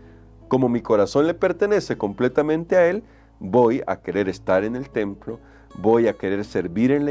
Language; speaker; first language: Spanish; native; Spanish